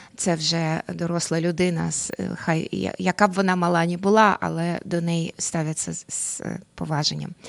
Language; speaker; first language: Ukrainian; non-native, local second language; Russian